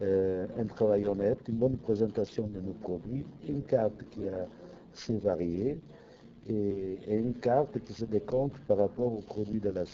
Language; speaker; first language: French; non-native, fluent; Italian